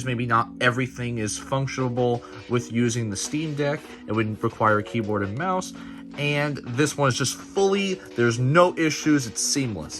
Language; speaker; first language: English; native; English